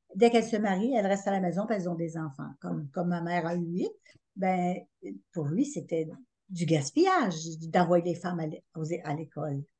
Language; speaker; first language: French; native; French